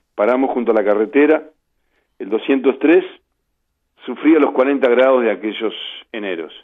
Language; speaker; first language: Spanish; native; Spanish